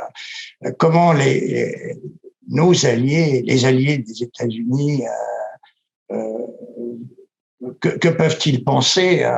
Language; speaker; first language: French; native; French